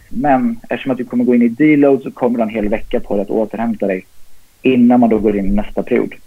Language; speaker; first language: Swedish; native; Swedish